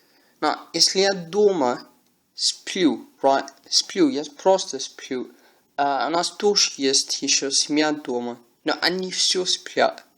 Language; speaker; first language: Russian; non-native, learner; English